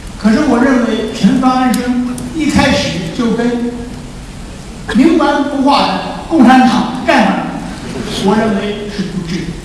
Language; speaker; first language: Chinese; native; Chinese